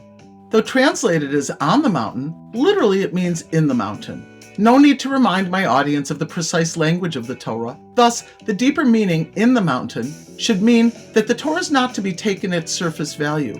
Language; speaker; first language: English; native; English